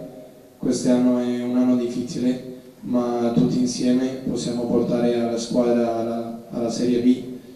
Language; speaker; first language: Italian; non-native, learner; Spanish